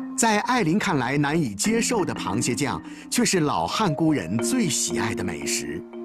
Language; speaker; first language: Chinese; native; Chinese